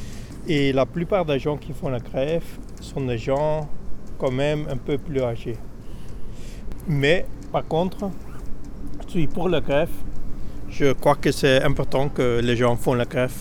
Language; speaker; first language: French; non-native, local second language; Dutch